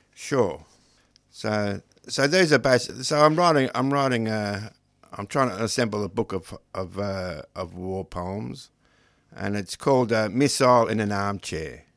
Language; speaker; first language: English; non-native, local second language; Ukrainian